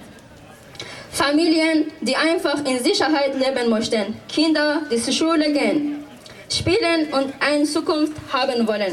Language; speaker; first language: German; non-native, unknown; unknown